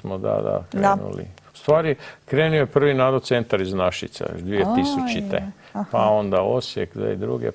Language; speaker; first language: Croatian; native; Croatian